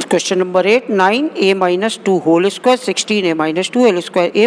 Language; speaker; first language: English; non-native, local second language; Hindi